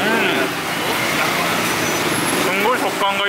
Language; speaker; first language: Japanese; native; Japanese